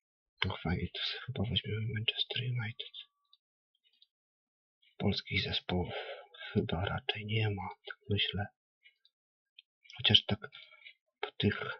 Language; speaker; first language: Polish; native; Polish